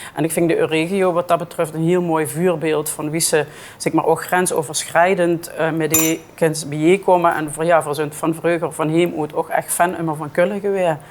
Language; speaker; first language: Dutch; native; Dutch